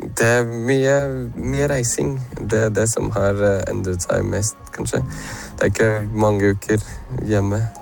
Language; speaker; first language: Norwegian; non-native, fluent; Lithuanian